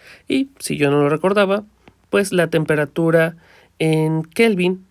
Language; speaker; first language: Spanish; native; Spanish